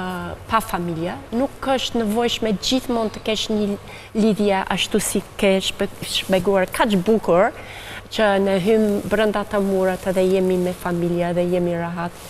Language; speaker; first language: Albanian; non-native, fluent; English